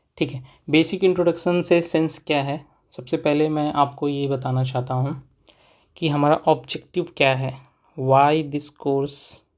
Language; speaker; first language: Hindi; native; Hindi